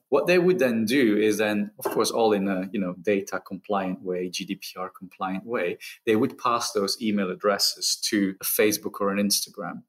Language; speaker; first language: English; non-native, fluent; Dutch